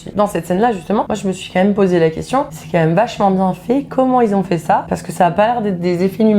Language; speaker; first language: French; native; French